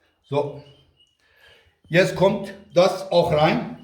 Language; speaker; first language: German; non-native, local second language; Kurdish